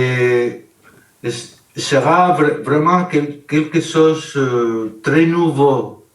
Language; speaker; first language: French; non-native, learner; Spanish